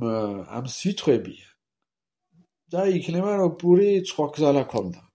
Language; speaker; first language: Georgian; non-native, learner; French